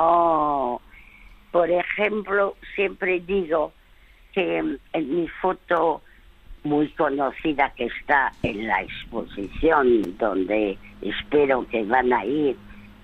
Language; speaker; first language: Spanish; early bilingual, other home language; French